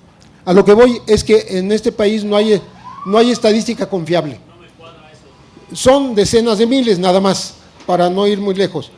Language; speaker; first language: Spanish; native; Spanish